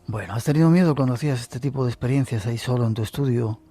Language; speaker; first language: Spanish; native; Spanish